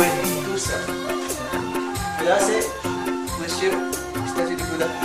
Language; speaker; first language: French; non-native, learner; Nepali